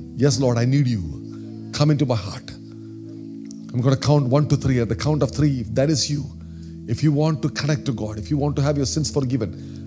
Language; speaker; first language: English; non-native, local second language; Malayalam